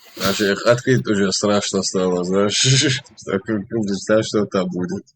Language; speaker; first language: Russian; non-native, local second language; Chechen